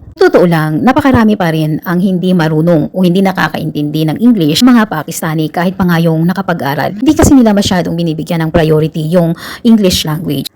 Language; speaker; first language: Filipino; native; Filipino